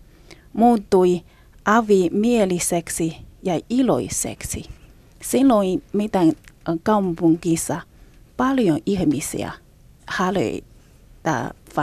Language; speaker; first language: Finnish; non-native, learner; Chinese